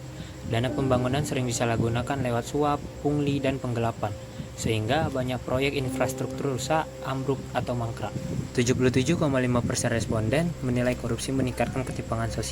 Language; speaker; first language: Indonesian; native; Indonesian